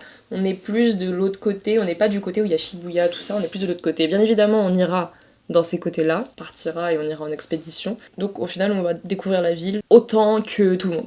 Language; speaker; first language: French; native; French